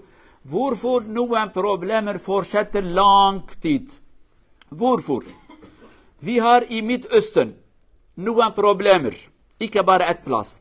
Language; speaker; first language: Norwegian; non-native, fluent; Kurdish